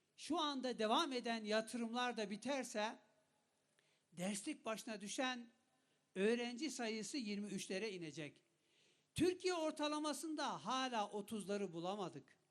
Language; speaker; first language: Turkish; non-native, local second language; Kurdish